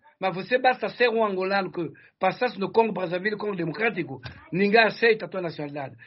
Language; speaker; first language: Portuguese; non-native, fluent; Kongo